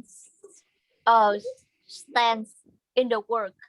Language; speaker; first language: English; non-native, learner; Vietnamese